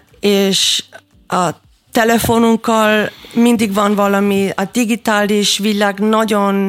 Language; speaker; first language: Hungarian; non-native, learner; German